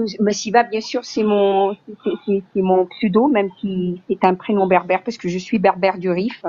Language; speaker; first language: French; early bilingual, other home language; Riffian